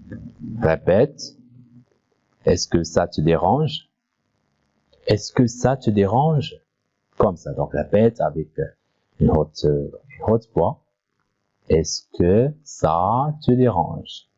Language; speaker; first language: French; non-native, local second language; Arabic